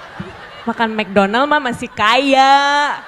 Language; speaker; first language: Indonesian; native; Indonesian